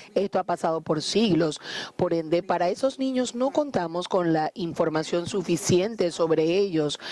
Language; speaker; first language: Spanish; non-native, fluent; Haitian Creole